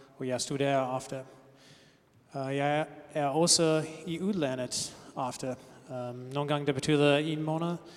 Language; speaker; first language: Danish; non-native, learner; English